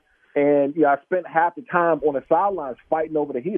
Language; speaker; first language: English; native; English